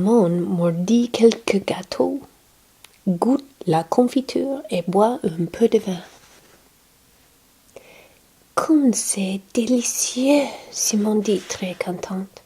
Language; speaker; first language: French; non-native, learner; English